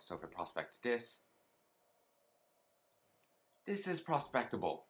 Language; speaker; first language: English; native; English